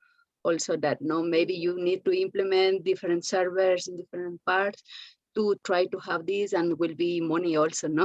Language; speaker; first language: English; non-native, learner; Spanish